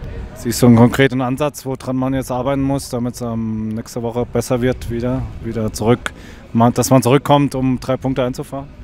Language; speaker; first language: German; native; German